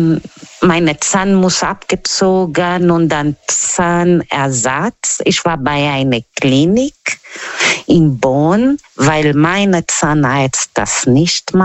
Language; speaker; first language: German; non-native, learner; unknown